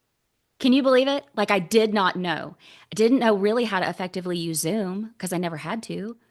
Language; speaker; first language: English; native; English